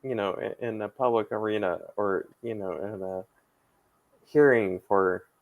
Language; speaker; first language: English; native; English